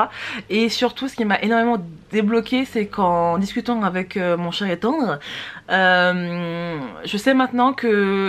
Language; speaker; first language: French; native; French